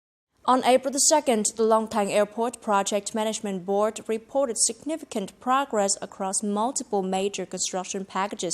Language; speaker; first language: English; non-native, fluent; Vietnamese